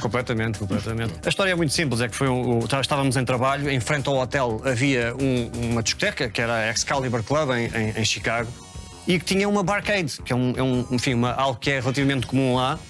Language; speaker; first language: Portuguese; native; Portuguese